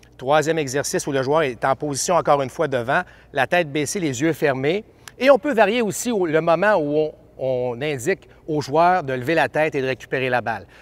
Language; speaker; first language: French; native; French